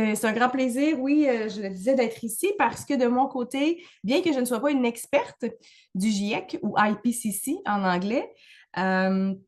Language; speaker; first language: French; native; French